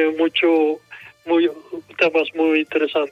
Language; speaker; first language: Spanish; non-native, local second language; Galician